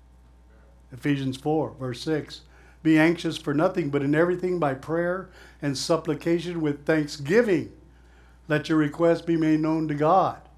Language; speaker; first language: English; native; English